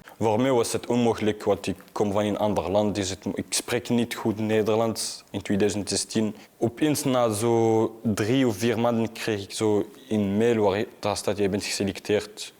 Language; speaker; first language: Dutch; non-native, fluent; Arabic